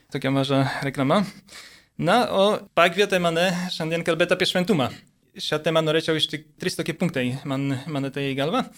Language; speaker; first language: Lithuanian; early bilingual, heritage; Lithuanian